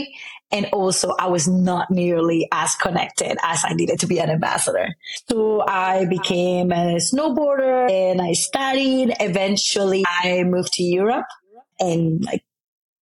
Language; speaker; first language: English; non-native, fluent; Spanish